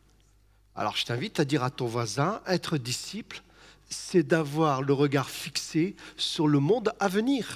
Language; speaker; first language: French; native; French